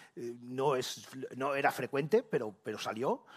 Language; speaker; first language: Spanish; native; Spanish